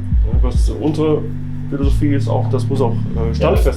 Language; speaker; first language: German; native; German